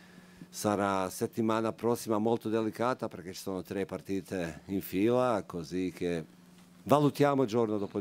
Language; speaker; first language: Italian; non-native, fluent; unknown